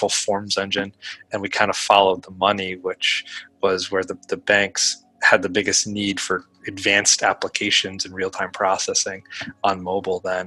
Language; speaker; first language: English; native; English